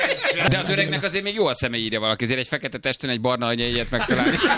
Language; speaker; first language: Hungarian; native; Hungarian